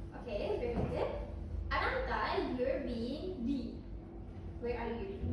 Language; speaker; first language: English; non-native, fluent; Indonesian